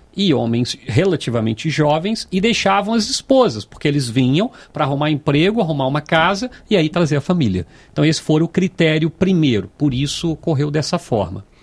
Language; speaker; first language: Portuguese; native; Portuguese